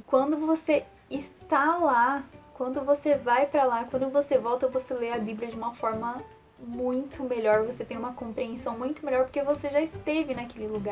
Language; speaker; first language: Portuguese; native; Portuguese